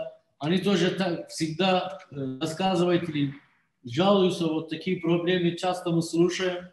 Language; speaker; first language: Russian; non-native, learner; Turkish